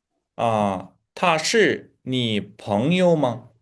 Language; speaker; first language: Chinese; non-native, fluent; Uzbek